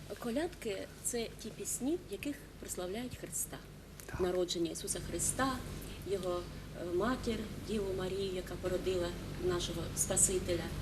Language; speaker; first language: Ukrainian; native; Ukrainian